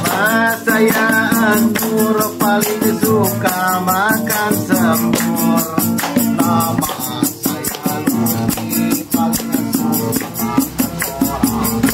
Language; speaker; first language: Indonesian; non-native, local second language; Sundanese